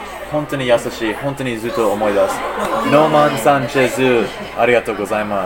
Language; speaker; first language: Japanese; non-native, learner; English